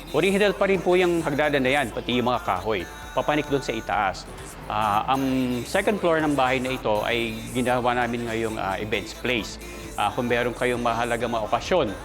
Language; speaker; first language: Filipino; native; Filipino